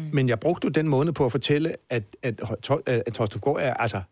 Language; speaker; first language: Danish; native; Danish